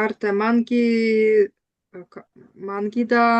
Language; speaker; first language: Estonian; non-native, learner; Russian